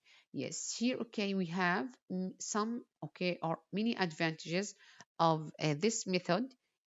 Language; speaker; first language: English; non-native, fluent; Arabic